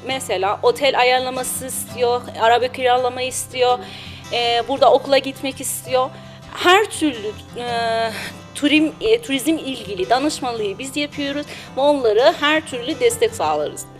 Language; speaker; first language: Turkish; non-native, learner; Persian